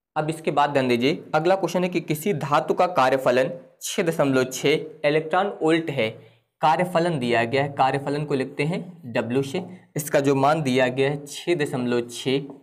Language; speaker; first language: Hindi; native; Hindi